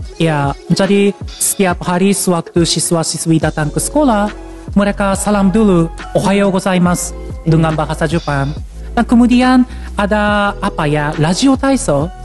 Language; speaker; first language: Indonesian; non-native, fluent; Japanese